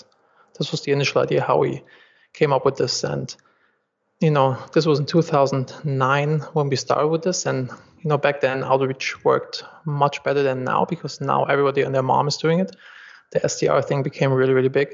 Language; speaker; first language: English; non-native, fluent; German